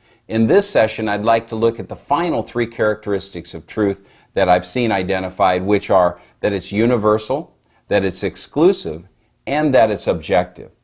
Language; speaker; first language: English; native; English